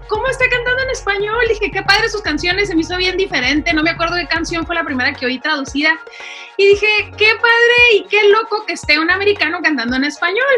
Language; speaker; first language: Spanish; native; Spanish